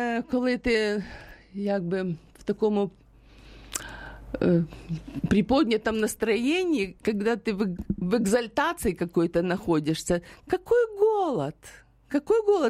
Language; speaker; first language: Russian; native; Russian